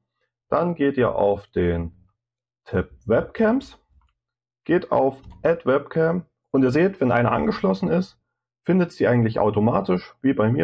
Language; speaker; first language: German; native; German